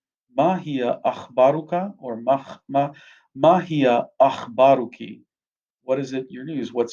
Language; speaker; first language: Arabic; non-native, fluent; English